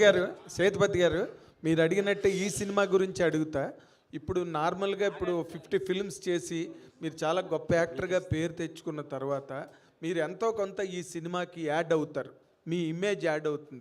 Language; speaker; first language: Telugu; native; Telugu